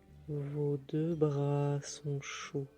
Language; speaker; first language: French; native; French